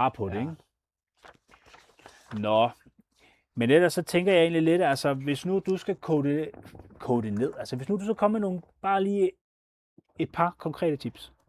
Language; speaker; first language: Danish; native; Danish